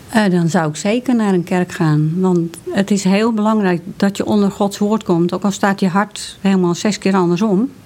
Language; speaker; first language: Dutch; native; Dutch